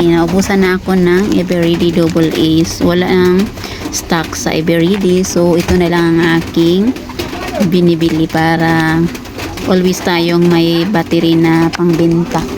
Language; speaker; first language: Filipino; non-native, local second language; Cebuano